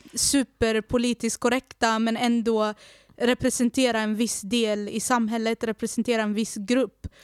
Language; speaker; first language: Swedish; native; Swedish